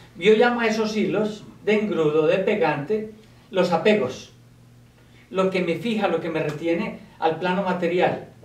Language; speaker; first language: Spanish; native; Spanish